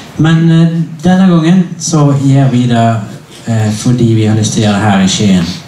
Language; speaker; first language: Norwegian; native; Norwegian